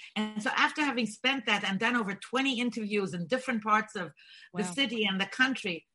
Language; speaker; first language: English; non-native, fluent; Bulgarian